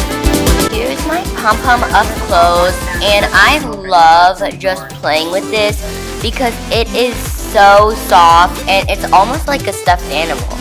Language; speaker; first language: English; native; English